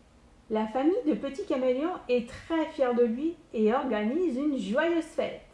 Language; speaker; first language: French; native; French